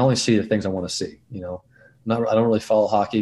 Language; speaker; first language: English; native; English